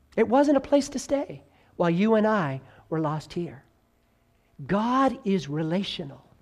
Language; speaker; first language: English; native; English